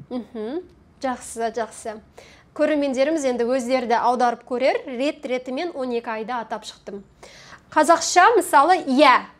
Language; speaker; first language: Kazakh; native; Kazakh